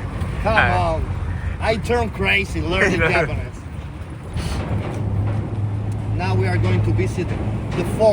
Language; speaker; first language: English; non-native, fluent; Spanish